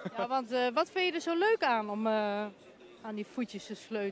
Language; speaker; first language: Dutch; native; Dutch